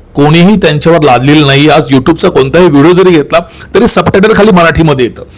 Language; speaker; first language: Marathi; native; Marathi